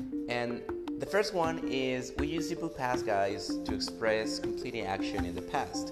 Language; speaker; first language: English; non-native, fluent; Spanish